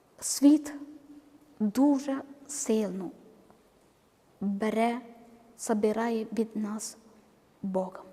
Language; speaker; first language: Ukrainian; non-native, learner; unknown